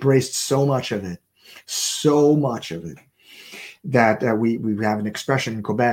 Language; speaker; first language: English; native; English